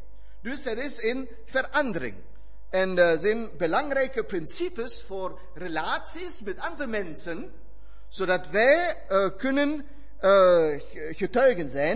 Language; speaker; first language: Dutch; non-native, fluent; German